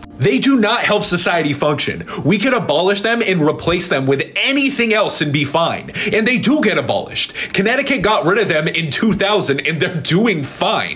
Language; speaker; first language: English; native; English